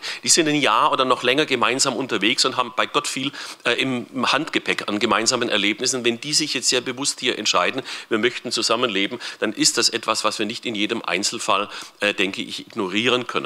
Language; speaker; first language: German; native; German